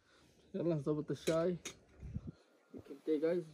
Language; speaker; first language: Indonesian; non-native, fluent; Arabic